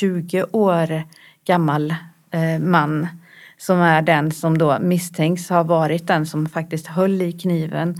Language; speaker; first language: Swedish; native; Swedish